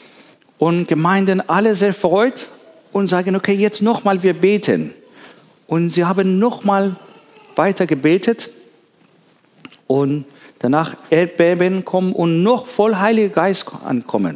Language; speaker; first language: German; non-native, learner; Persian